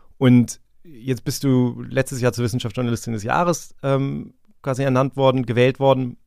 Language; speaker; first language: German; native; German